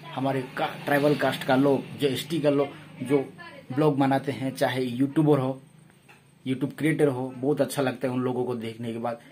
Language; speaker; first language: Hindi; non-native, local second language; Odia